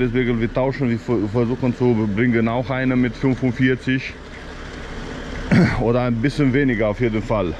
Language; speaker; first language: German; non-native, fluent; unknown